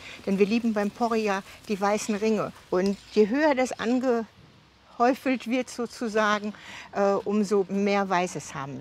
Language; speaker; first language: German; native; German